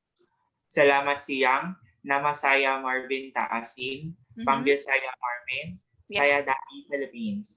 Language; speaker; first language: Indonesian; non-native, learner; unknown